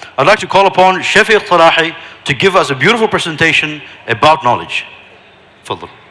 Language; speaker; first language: English; non-native, local second language; Malayalam